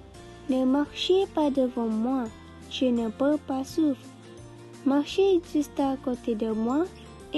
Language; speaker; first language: French; non-native, learner; Malay